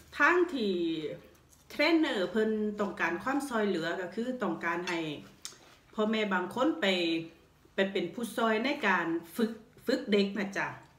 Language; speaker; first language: Thai; native; Thai